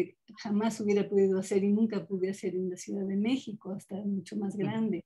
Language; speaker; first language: Spanish; native; Spanish